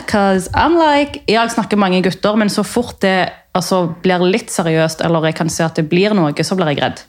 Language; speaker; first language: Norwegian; native; Norwegian